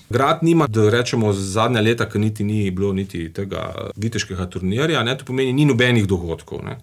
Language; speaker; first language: Slovenian; native; Slovenian